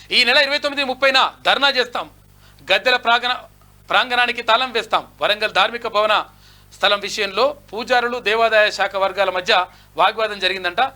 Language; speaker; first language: Telugu; native; Telugu